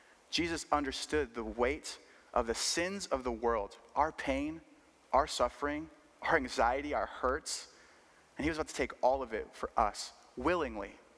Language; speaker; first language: English; early bilingual, other home language; Spanish